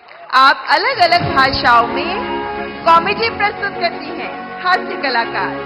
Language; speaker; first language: Hindi; native; Hindi